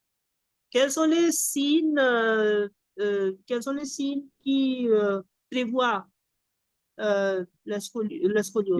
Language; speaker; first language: French; non-native, fluent; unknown